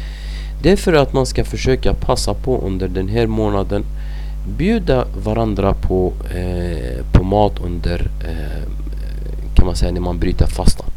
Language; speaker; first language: Swedish; non-native, fluent; Arabic